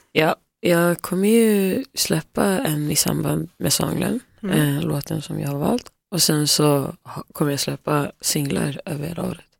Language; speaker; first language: Swedish; early bilingual, other home language; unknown